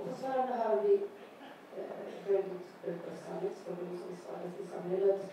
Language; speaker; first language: Swedish; non-native, learner; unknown